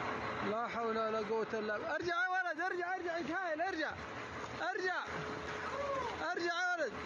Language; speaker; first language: Arabic; native; Arabic